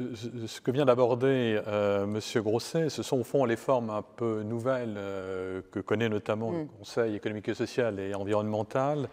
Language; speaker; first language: French; native; French